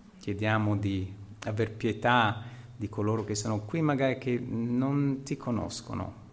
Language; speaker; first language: Italian; non-native, fluent; English